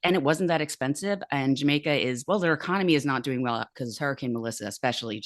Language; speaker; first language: English; native; English